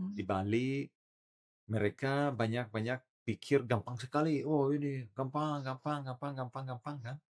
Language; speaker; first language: Indonesian; non-native, learner; Italian